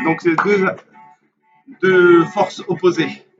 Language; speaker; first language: French; native; French